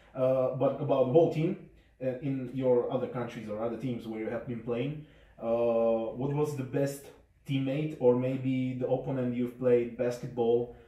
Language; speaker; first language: English; non-native, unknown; Slovak